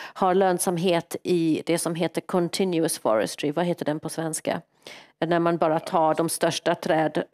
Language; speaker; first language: Swedish; non-native, fluent; English